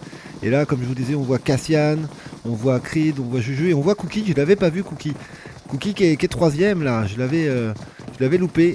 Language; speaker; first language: French; native; French